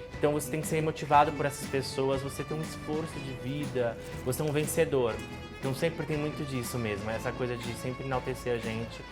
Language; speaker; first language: Portuguese; non-native, local second language; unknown